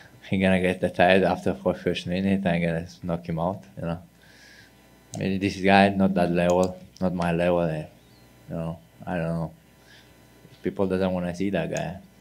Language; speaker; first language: English; non-native, learner; Chechen